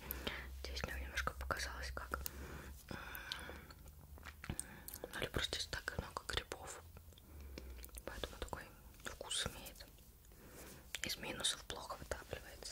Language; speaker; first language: Russian; native; Russian